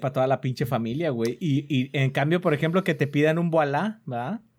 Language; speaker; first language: Spanish; native; Spanish